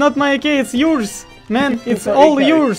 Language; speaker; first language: English; non-native, learner; Russian